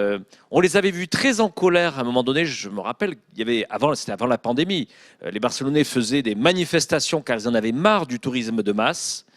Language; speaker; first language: French; native; French